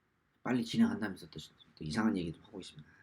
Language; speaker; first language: Korean; native; Korean